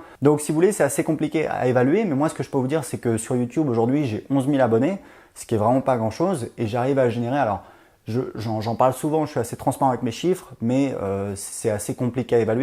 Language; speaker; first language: French; native; French